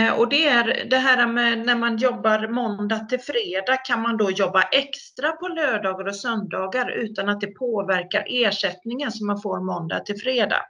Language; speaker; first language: Swedish; native; Swedish